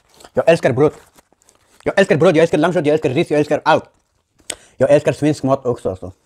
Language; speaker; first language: Swedish; non-native, learner; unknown